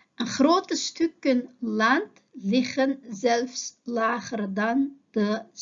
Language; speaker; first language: Dutch; non-native, fluent; Uyghur